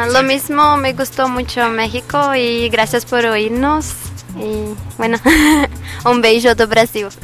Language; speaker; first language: Spanish; non-native, learner; Portuguese